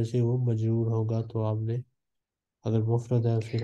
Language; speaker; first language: Urdu; native; Urdu